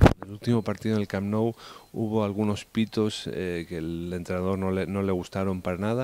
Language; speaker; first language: Spanish; native; Spanish